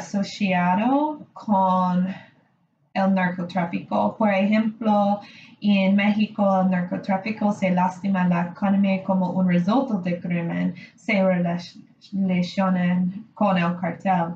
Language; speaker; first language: Spanish; non-native, learner; English